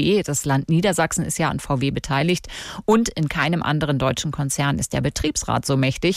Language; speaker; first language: German; native; German